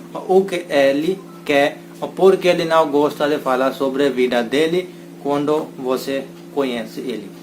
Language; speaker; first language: Portuguese; non-native, learner; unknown